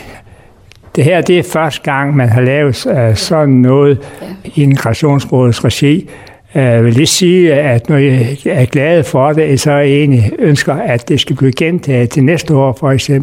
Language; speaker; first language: Danish; native; Danish